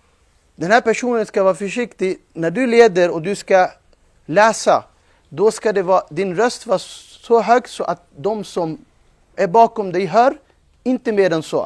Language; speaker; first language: Swedish; non-native, fluent; Urdu